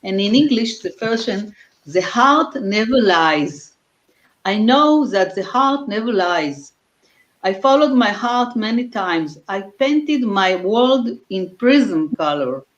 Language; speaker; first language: English; non-native, fluent; Hebrew